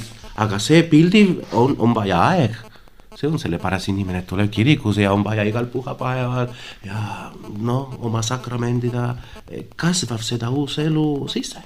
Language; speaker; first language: Estonian; non-native, learner; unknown